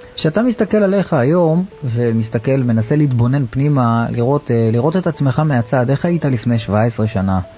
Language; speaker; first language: Hebrew; native; Hebrew